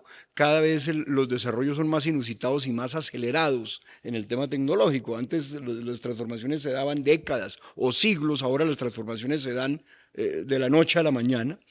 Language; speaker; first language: Spanish; native; Spanish